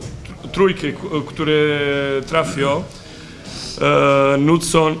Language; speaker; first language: Polish; non-native, learner; Serbian